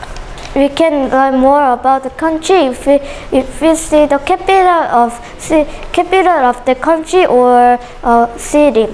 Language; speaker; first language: English; non-native, learner; Korean